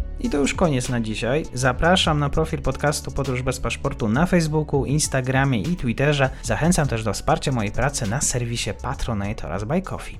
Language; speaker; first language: Polish; native; Polish